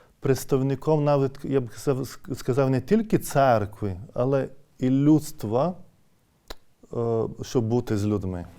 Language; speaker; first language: Ukrainian; non-native, fluent; Lithuanian